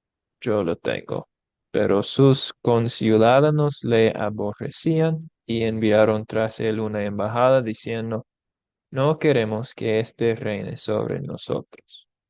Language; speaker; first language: Spanish; non-native, fluent; English